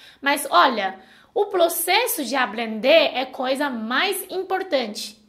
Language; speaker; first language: Portuguese; non-native, fluent; Chinese